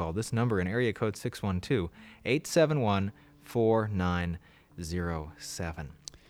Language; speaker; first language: English; native; English